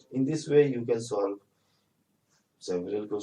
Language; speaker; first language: English; non-native, local second language; Hindi